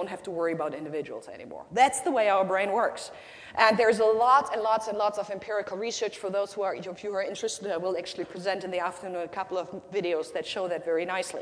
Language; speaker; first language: English; non-native, fluent; German